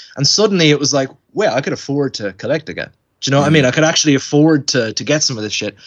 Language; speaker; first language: English; native; English